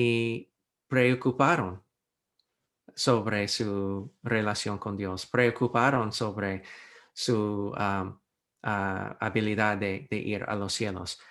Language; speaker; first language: Spanish; non-native, fluent; English